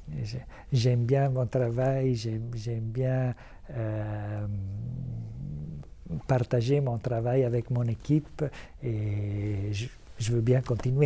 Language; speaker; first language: French; non-native, fluent; Italian